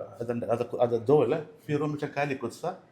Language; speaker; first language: Arabic; non-native, learner; Malayalam